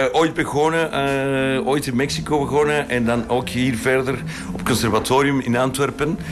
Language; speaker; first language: Dutch; non-native, fluent; Spanish